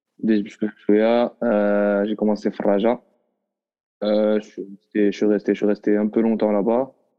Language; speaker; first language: French; non-native, local second language; Arabic